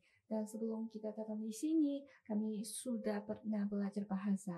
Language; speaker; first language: Indonesian; non-native, learner; Chinese